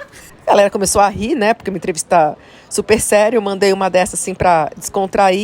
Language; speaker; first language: Portuguese; native; Portuguese